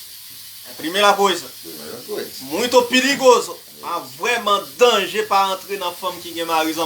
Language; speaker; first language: Portuguese; non-native, learner; Haitian Creole